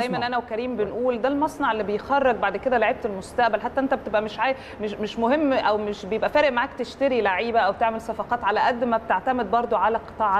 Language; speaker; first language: Arabic; native; Arabic